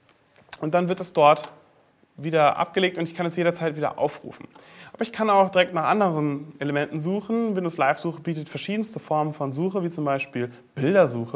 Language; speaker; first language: German; native; German